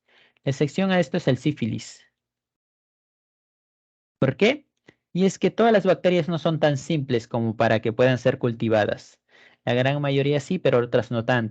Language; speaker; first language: Spanish; native; Spanish